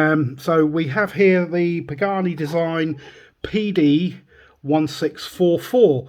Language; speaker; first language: English; native; English